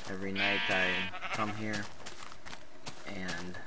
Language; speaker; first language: English; native; English